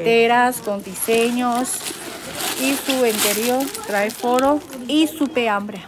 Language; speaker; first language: Spanish; non-native, learner; Chinese